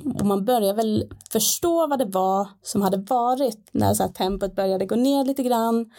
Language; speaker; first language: Swedish; native; Swedish